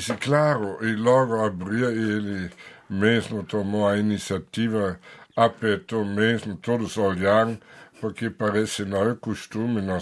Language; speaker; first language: Portuguese; non-native, fluent; German